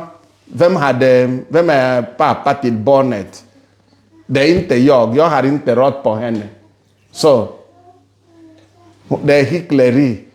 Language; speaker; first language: Swedish; non-native, fluent; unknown